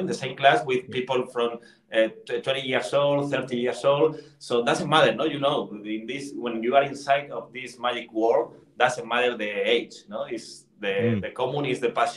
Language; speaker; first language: English; non-native, learner; Spanish